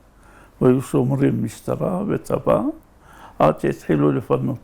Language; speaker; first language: Hebrew; native; Hebrew